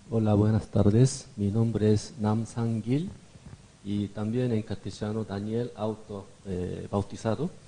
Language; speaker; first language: Spanish; non-native, fluent; Korean